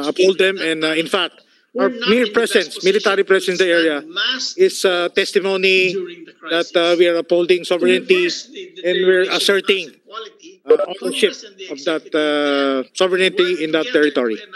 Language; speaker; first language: English; non-native, local second language; Filipino